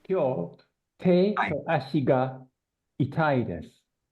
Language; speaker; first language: Japanese; non-native, learner; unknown